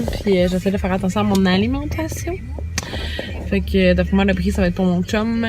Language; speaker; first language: French; native; French